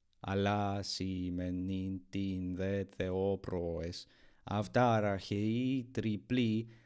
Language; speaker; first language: Greek; non-native, learner; English